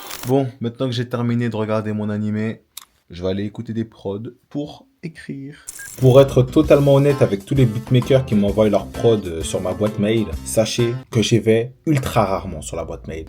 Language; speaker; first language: French; native; French